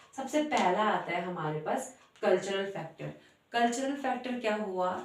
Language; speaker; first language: Hindi; native; Hindi